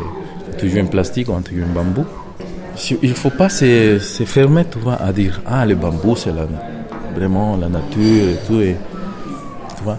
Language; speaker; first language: French; non-native, fluent; Spanish